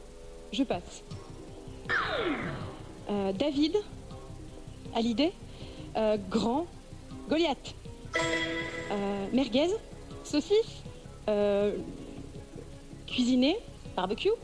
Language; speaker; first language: French; native; French